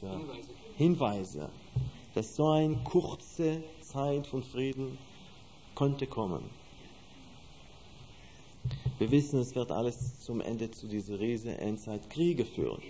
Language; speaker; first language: German; non-native, learner; Hebrew